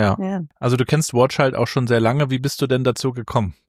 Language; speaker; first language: German; native; German